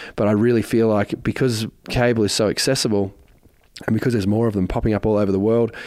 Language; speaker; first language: English; native; English